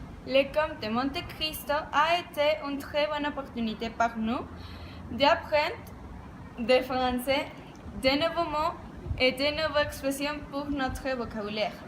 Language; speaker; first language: French; non-native, learner; Spanish